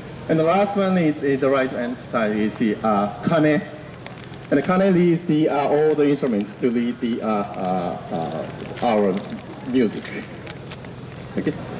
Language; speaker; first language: English; non-native, learner; Japanese